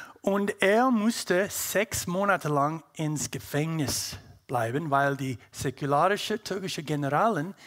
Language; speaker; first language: German; non-native, learner; English